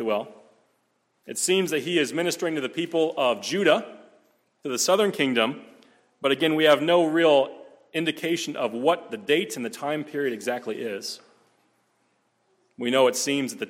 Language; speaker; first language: English; native; English